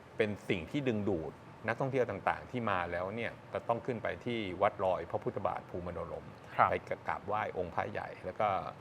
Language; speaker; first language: Thai; native; Thai